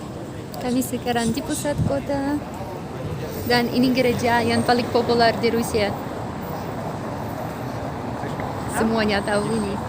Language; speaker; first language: Indonesian; non-native, fluent; Russian